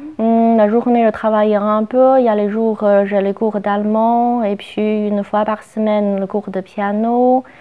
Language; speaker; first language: French; non-native, fluent; Chinese